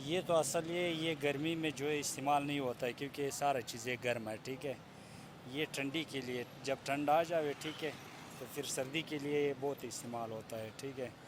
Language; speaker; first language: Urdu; non-native, local second language; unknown